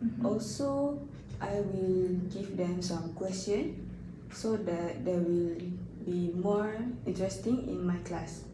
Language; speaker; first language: English; non-native, learner; Malay